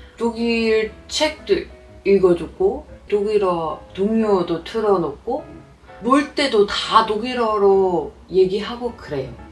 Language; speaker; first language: Korean; non-native, fluent; German